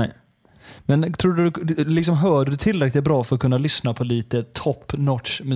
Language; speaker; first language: Swedish; native; Swedish